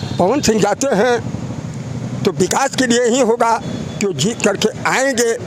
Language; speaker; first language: Hindi; native; Hindi